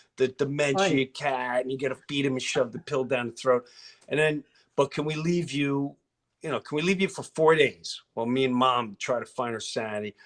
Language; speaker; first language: English; native; English